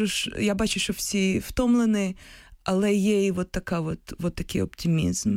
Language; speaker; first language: Ukrainian; non-native, local second language; Russian